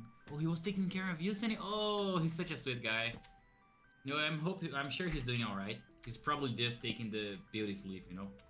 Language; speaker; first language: English; non-native, fluent; Portuguese